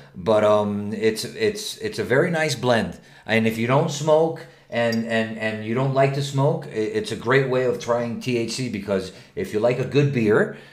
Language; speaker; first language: English; non-native, fluent; Spanish